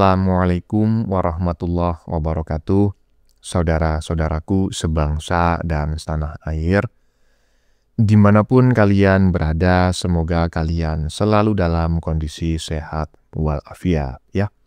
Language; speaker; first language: Indonesian; native; Indonesian